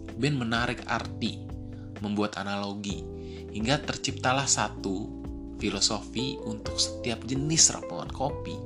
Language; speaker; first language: Indonesian; native; Indonesian